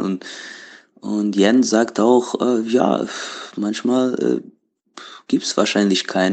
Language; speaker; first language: German; non-native, learner; Portuguese